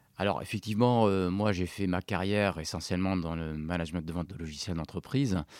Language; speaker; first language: French; non-native, local second language; Arabic